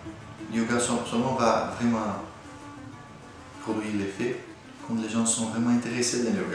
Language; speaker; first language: French; non-native, fluent; Portuguese